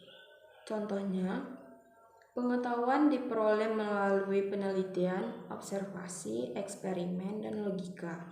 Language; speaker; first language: Indonesian; native; Indonesian